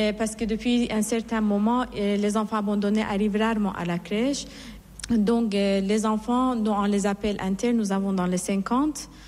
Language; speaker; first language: French; non-native, fluent; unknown